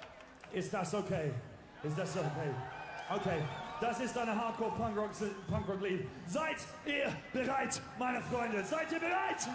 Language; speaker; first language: German; non-native, learner; English